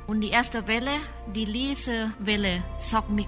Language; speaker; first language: German; non-native, learner; Thai